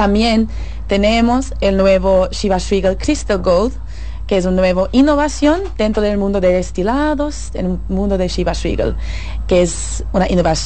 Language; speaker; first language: Spanish; non-native, fluent; English